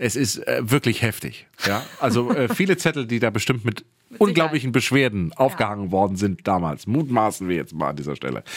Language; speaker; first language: German; native; German